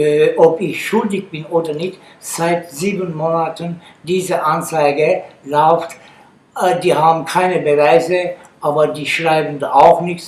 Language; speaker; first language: German; non-native, learner; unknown